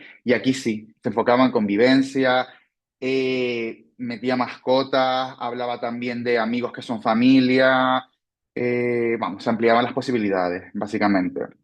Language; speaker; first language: Spanish; native; Spanish